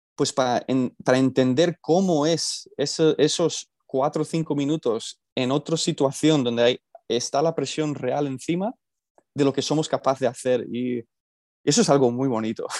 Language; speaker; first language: Spanish; early bilingual, heritage; Spanish